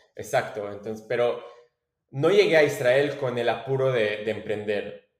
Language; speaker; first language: Spanish; non-native, fluent; French